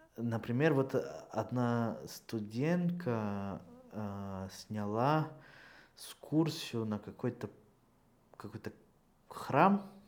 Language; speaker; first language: Russian; non-native, fluent; Spanish